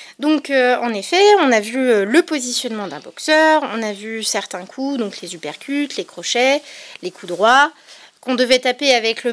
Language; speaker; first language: French; native; French